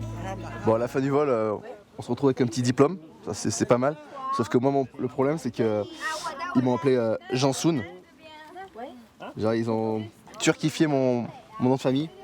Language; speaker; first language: French; native; French